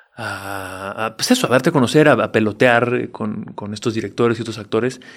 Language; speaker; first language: Spanish; native; Spanish